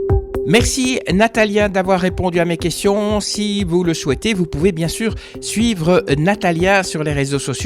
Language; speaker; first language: French; native; French